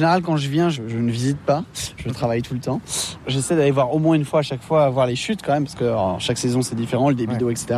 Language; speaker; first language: French; native; French